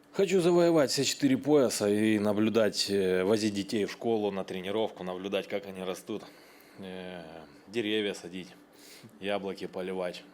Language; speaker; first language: Russian; native; Russian